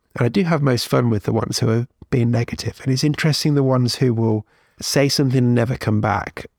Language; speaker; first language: English; native; English